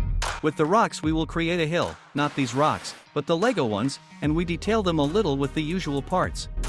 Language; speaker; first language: English; non-native, fluent; Russian